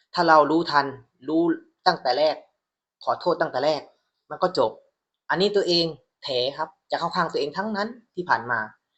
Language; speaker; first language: Thai; native; Thai